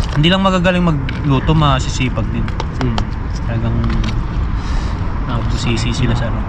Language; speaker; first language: Filipino; native; Filipino